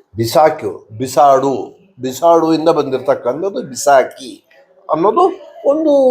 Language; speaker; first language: Kannada; native; Kannada